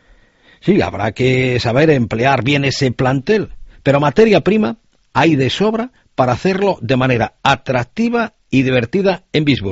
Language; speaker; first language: Spanish; native; Spanish